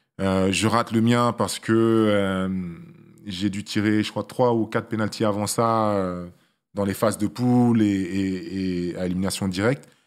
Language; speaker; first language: French; early bilingual, other home language; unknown